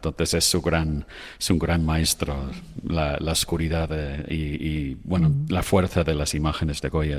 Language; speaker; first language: Spanish; non-native, fluent; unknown